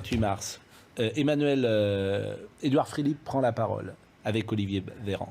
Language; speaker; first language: French; native; French